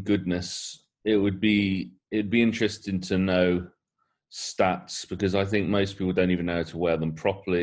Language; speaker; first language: English; native; English